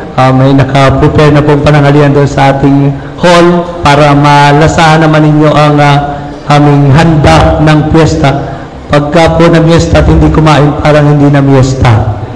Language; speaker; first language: Filipino; native; Filipino